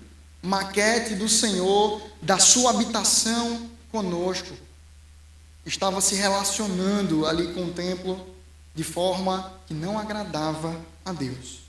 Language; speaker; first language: Portuguese; native; Portuguese